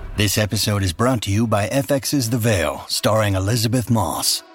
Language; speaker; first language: English; non-native, fluent; Portuguese